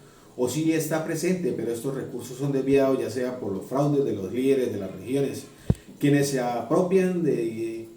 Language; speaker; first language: Spanish; native; Spanish